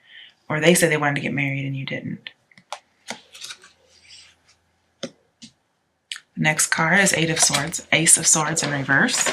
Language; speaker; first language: English; native; English